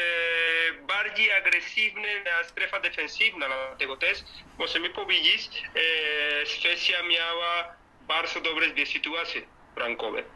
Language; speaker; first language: Polish; non-native, learner; Spanish